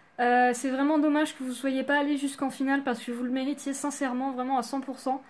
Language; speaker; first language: French; native; French